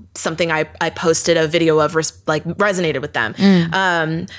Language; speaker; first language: English; native; English